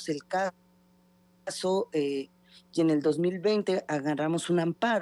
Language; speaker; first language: Spanish; native; Spanish